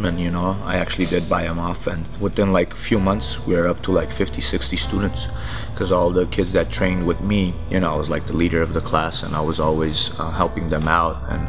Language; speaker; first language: English; early bilingual, other home language; Armenian